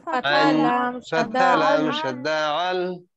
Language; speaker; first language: Arabic; non-native, learner; Bangla